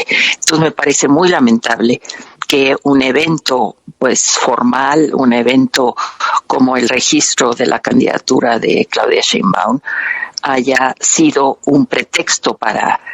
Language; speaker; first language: Spanish; native; Spanish